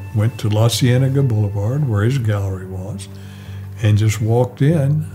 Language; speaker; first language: English; native; English